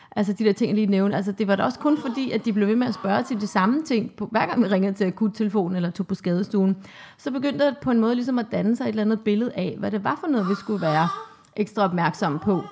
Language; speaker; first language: Danish; native; Danish